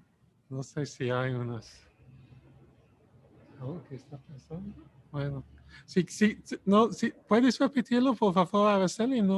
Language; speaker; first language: Spanish; non-native, fluent; English